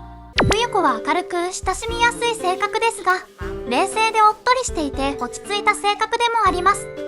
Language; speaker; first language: Japanese; native; Japanese